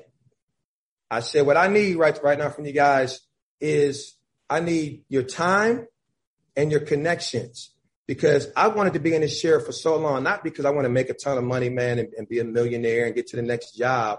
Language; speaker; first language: English; native; English